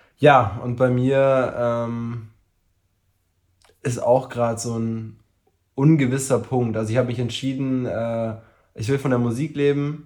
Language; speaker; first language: German; native; German